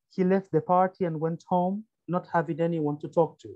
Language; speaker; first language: English; non-native, fluent; Spanish